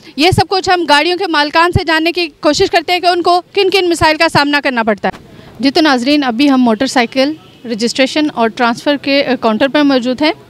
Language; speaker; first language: Urdu; native; Urdu